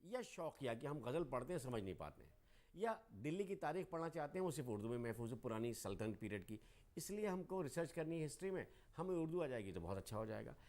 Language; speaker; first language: Urdu; native; Urdu